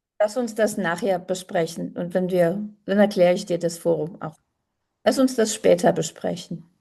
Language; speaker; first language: German; native; German